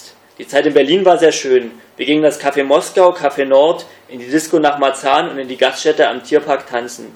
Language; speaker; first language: German; native; German